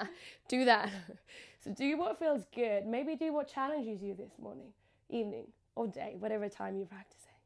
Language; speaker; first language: English; non-native, fluent; Finnish